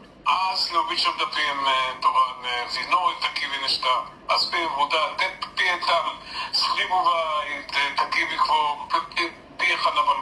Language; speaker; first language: Bulgarian; early bilingual, heritage; Ladino